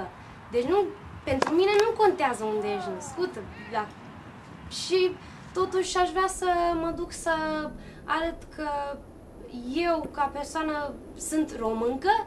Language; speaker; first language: Romanian; early bilingual, heritage; Romanian